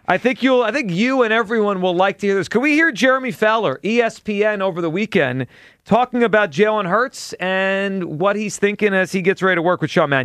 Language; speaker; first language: English; native; English